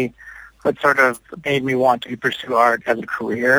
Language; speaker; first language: English; native; English